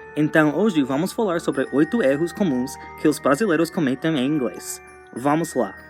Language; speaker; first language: Portuguese; non-native, fluent; English